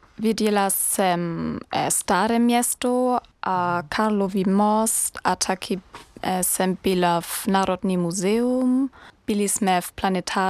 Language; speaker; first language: Czech; non-native, learner; German